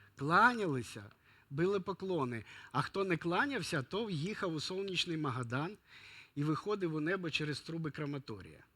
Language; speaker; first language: Ukrainian; non-native, local second language; Russian